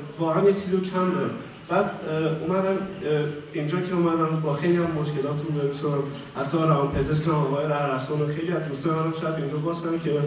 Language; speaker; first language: Persian; native; Persian